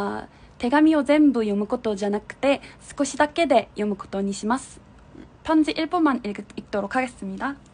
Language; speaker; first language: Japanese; non-native, fluent; Korean